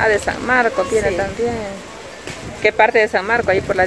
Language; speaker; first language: Spanish; native; Spanish